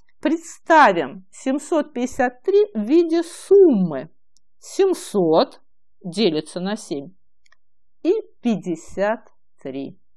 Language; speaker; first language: Russian; native; Russian